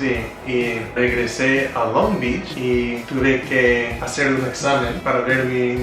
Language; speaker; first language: Spanish; non-native, fluent; English